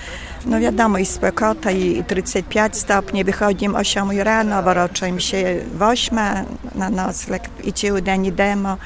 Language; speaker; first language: Polish; non-native, local second language; Belarusian